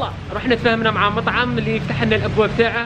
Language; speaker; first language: Arabic; native; Arabic